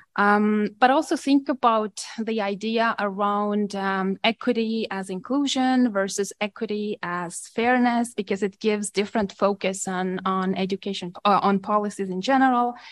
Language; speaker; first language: English; non-native, fluent; Estonian